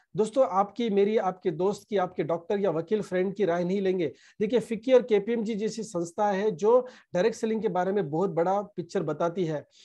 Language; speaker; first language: Hindi; non-native, local second language; Marathi